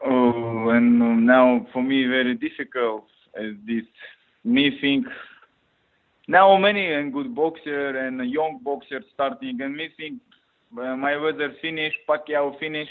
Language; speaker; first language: English; non-native, learner; Russian